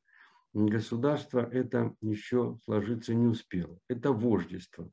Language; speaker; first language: Russian; native; Russian